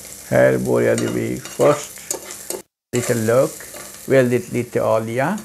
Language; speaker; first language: Swedish; non-native, local second language; Bangla